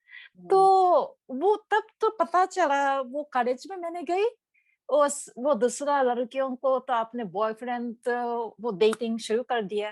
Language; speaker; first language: Hindi; non-native, learner; Japanese